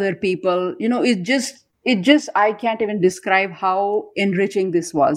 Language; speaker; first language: English; non-native, local second language; Urdu